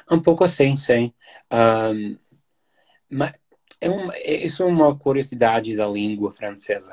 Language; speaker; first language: Portuguese; non-native, fluent; English